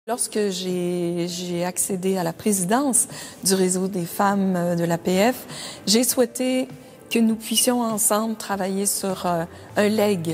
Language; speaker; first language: French; native; French